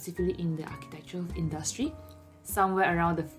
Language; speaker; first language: English; non-native, local second language; Chinese